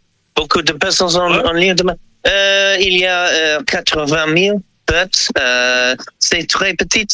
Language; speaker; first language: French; non-native, learner; English